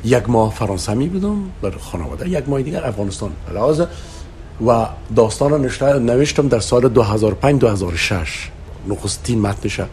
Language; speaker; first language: Persian; native; Persian